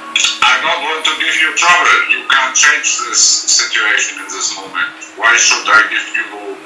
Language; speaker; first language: English; non-native, fluent; German